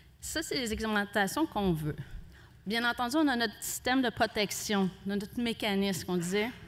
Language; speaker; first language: French; native; French